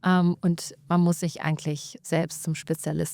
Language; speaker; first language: German; native; German